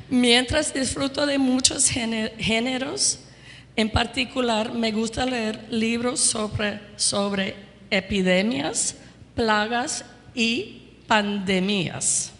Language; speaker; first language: Spanish; non-native, fluent; English